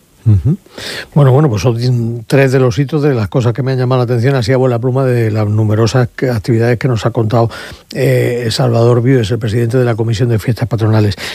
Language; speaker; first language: Spanish; native; Spanish